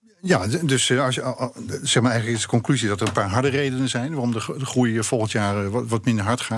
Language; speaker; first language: Dutch; native; Dutch